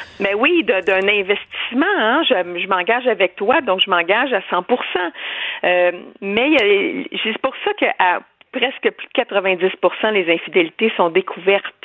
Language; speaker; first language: French; native; French